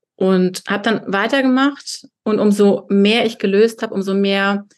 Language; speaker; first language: German; early bilingual, heritage; Russian